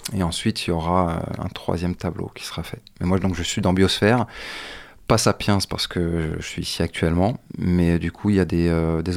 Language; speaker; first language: French; native; French